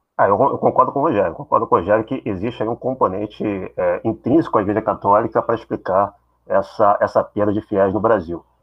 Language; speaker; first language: Portuguese; native; Portuguese